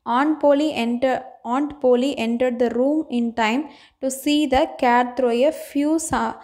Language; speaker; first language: English; non-native, local second language; Tamil